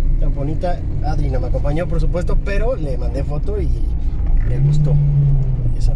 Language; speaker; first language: Spanish; native; Spanish